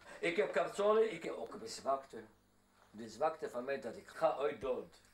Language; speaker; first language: Dutch; non-native, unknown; Arabic